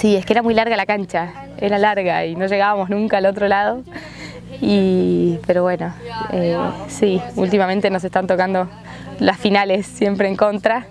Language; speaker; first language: Spanish; native; Spanish